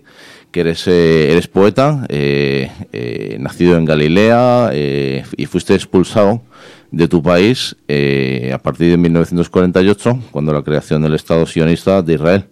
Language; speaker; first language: Spanish; native; Spanish